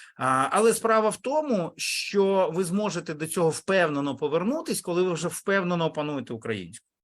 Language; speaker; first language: Ukrainian; non-native, local second language; Russian